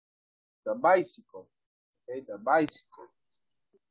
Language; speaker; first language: English; non-native, learner; Spanish